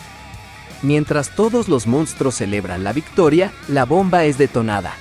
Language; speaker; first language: Spanish; native; Spanish